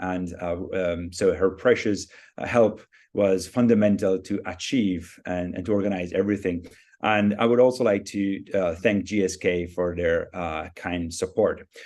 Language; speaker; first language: English; non-native, fluent; Italian